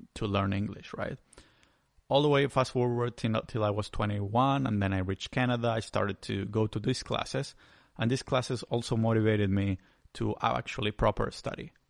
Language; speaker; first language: English; non-native, fluent; Spanish